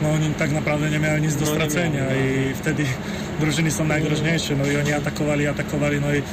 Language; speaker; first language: Polish; non-native, fluent; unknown